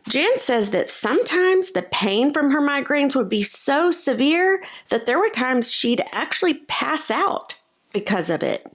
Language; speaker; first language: English; native; English